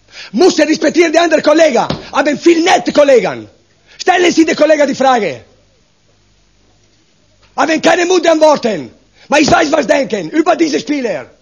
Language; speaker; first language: German; non-native, learner; Italian